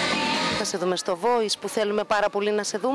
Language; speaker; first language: Greek; native; Greek